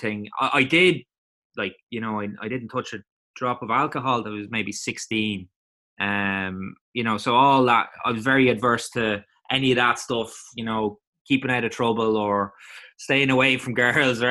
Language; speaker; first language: English; native; English